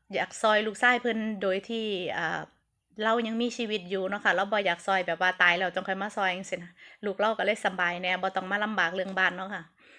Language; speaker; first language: Thai; native; Thai